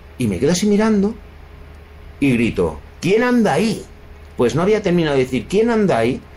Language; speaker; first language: Spanish; native; Spanish